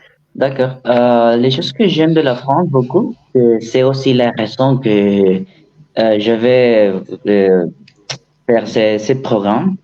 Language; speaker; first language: French; non-native, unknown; Spanish